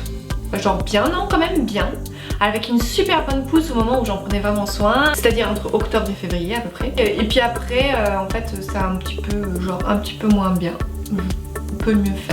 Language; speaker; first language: French; native; French